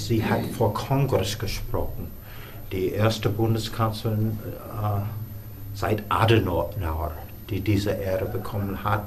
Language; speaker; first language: German; non-native, fluent; English